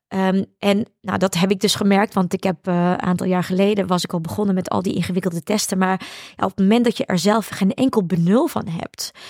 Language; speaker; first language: Dutch; early bilingual, other home language; Ukrainian